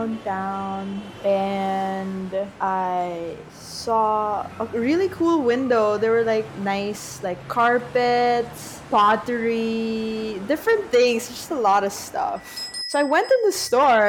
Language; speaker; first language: English; non-native, local second language; Filipino